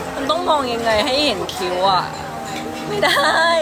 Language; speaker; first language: Thai; early bilingual, other home language; Cantonese